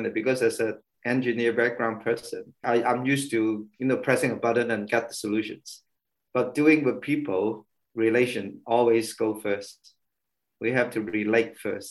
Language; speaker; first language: English; non-native, local second language; Cantonese